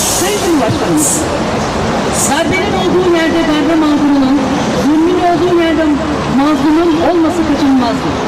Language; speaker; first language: Turkish; native; Turkish